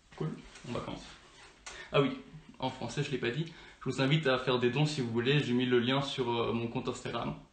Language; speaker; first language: French; early bilingual, other home language; Italian